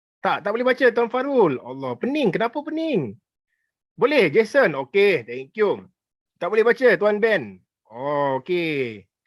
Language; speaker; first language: Malay; native; Malay